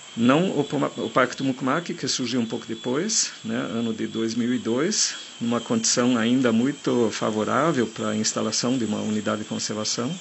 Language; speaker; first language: Portuguese; non-native, fluent; German